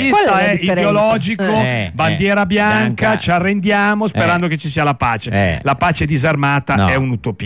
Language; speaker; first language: Italian; native; Italian